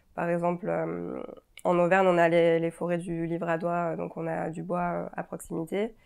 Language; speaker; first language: French; native; French